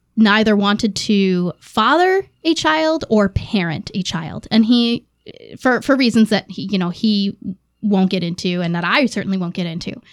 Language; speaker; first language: English; native; English